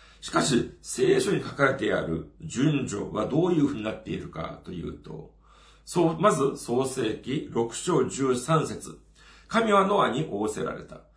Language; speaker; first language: Japanese; non-native, fluent; Korean